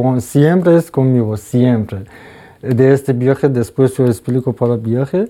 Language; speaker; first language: Spanish; non-native, learner; Persian